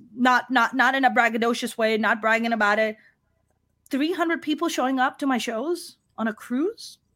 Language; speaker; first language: English; non-native, local second language; Urdu